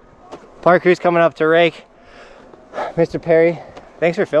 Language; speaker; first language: English; native; English